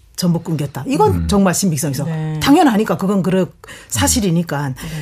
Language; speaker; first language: Korean; native; Korean